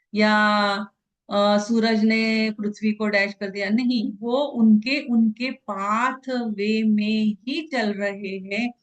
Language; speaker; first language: Hindi; non-native, local second language; Marathi